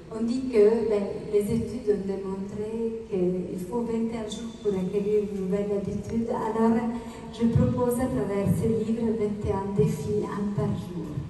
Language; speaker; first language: French; non-native, fluent; Italian